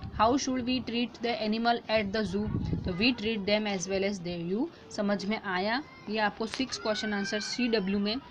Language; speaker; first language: Hindi; non-native, local second language; Gujarati